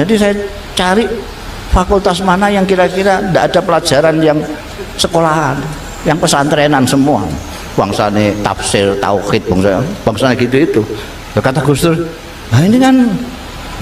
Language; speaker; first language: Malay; non-native, local second language; Javanese